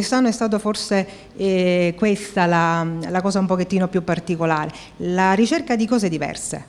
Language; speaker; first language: Italian; native; Italian